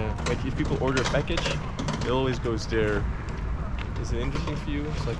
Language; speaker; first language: English; non-native, fluent; Dutch